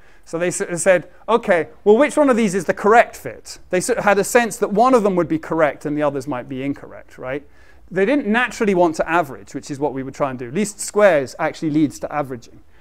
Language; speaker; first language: English; native; English